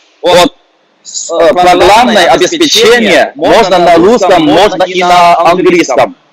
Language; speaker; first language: Russian; non-native, fluent; Chinese